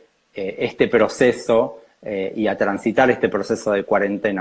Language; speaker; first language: Spanish; native; Spanish